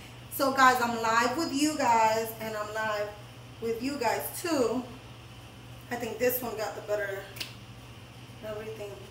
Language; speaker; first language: English; early bilingual, other home language; Spanish